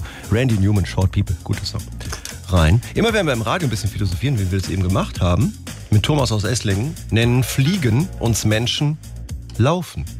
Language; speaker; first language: German; native; German